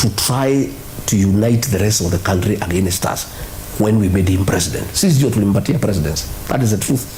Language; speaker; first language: English; non-native, local second language; Kikuyu